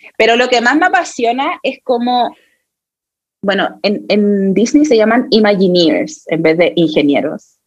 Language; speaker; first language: Spanish; native; Spanish